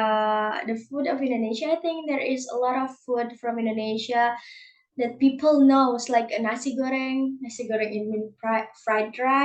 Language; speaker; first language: English; non-native, learner; Indonesian